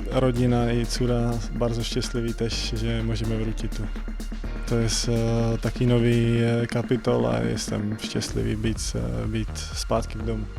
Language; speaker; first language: Polish; non-native, learner; Czech